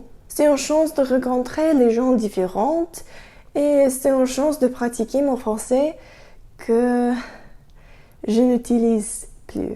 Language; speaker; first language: French; non-native, learner; Russian